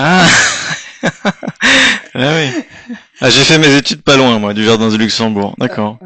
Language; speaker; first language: French; native; French